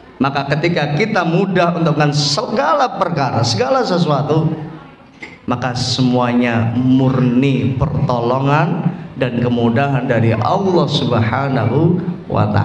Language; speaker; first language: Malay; non-native, local second language; Javanese